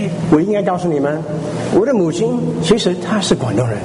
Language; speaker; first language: Chinese; early bilingual, heritage; Chinese